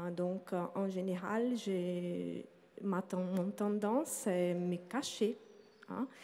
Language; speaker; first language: French; non-native, learner; Portuguese